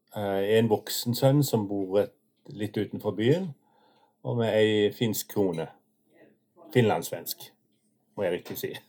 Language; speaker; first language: Norwegian; native; Norwegian